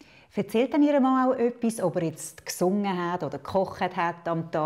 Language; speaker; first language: German; native; German